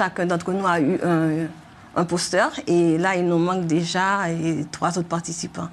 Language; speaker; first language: French; non-native, local second language; Haitian Creole